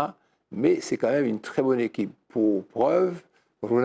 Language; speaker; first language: French; native; French